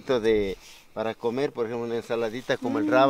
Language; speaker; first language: Spanish; native; Spanish